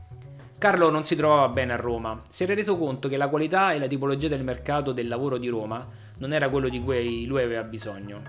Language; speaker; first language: Italian; native; Italian